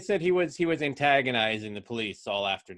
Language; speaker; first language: English; native; English